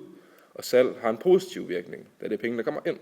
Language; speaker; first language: Danish; native; Danish